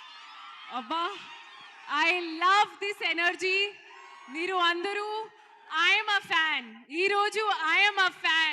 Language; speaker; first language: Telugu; non-native, local second language; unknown